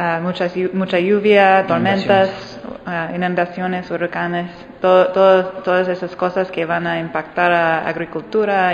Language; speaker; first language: Spanish; non-native, fluent; English